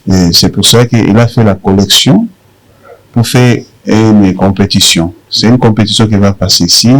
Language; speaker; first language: French; non-native, local second language; Rundi